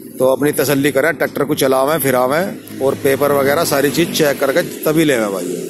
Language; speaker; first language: Hindi; native; Hindi